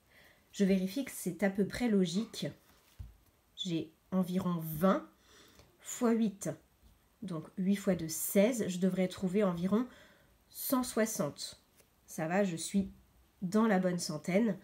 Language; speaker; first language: French; native; French